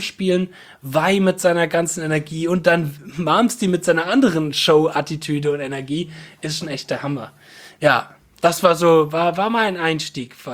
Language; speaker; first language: German; native; German